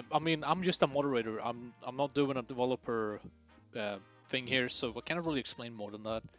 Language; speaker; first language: English; non-native, fluent; Swedish